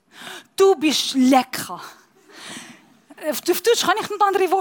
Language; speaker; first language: German; non-native, fluent; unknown